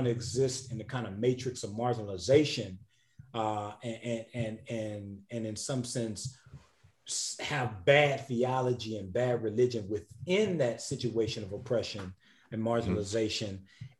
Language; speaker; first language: English; native; English